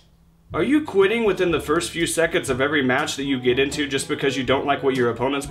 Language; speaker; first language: English; native; English